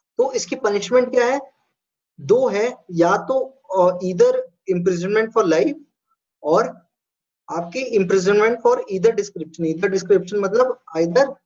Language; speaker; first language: Hindi; native; Hindi